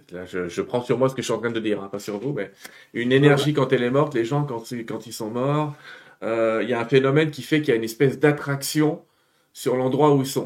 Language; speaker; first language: French; native; French